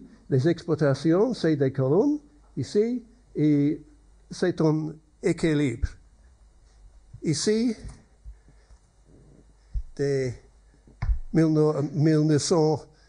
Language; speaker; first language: French; non-native, learner; English